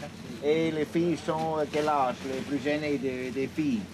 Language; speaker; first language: French; non-native, fluent; Swiss German